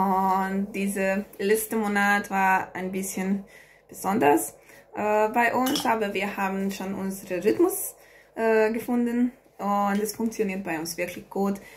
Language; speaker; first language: German; non-native, learner; Hungarian